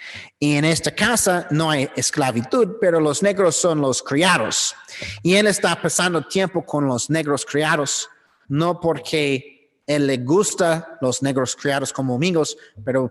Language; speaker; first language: Spanish; non-native, learner; English